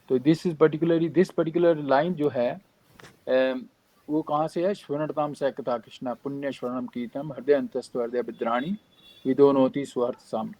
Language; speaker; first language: Hindi; native; Hindi